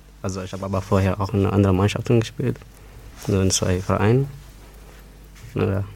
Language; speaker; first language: German; non-native, learner; Tigrinya